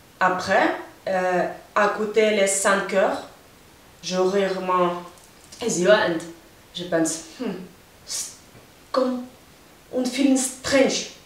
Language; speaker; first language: French; non-native, learner; Ukrainian